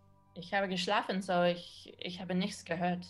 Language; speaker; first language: German; non-native, learner; English